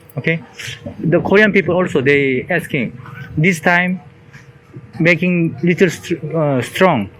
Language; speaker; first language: English; non-native, learner; Korean